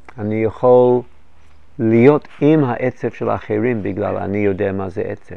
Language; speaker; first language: Hebrew; non-native, fluent; English